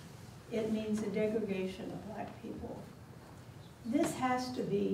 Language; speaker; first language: English; native; English